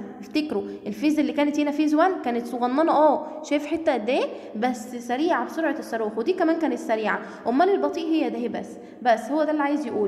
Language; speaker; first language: Arabic; native; Arabic